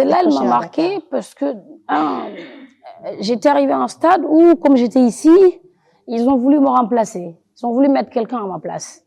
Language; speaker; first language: French; non-native, local second language; Wolof